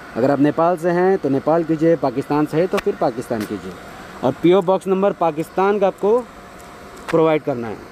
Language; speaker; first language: Hindi; native; Hindi